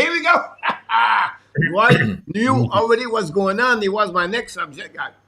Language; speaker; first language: English; non-native, fluent; French